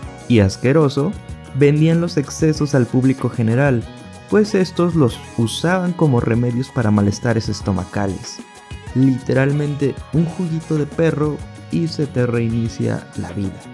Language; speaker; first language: Spanish; native; Spanish